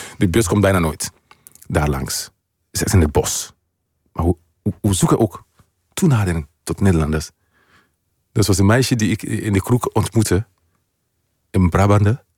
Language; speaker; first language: Dutch; non-native, fluent; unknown